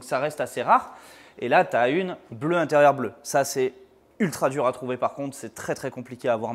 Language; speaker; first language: French; native; French